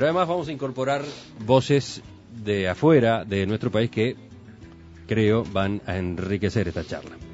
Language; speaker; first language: Spanish; native; Spanish